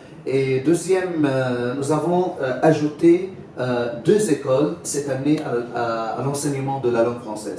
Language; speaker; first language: French; non-native, fluent; Arabic